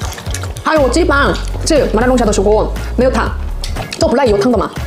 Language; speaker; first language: Chinese; non-native, learner; Korean